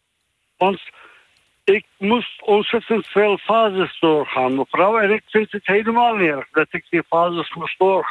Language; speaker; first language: Dutch; non-native, fluent; Turkish